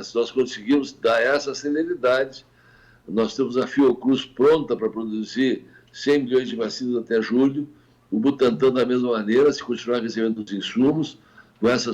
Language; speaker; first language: Portuguese; native; Portuguese